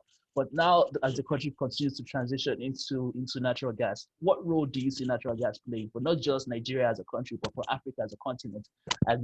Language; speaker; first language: English; non-native, local second language; Yoruba